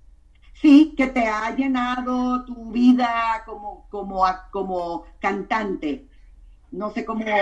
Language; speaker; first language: Spanish; native; Spanish